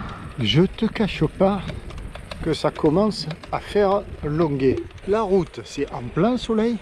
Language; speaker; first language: French; native; French